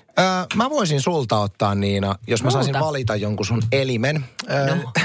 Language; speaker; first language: Finnish; native; Finnish